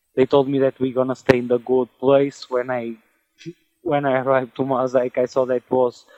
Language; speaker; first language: English; non-native, learner; Portuguese